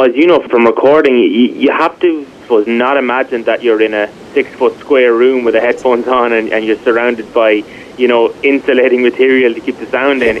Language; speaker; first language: English; native; English